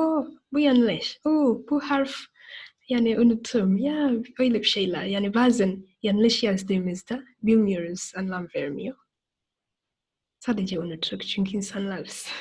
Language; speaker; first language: Turkish; non-native, fluent; English